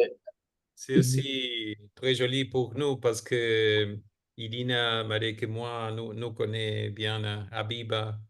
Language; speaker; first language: French; non-native, fluent; Spanish